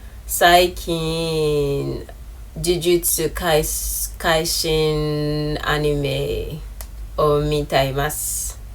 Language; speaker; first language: Japanese; non-native, learner; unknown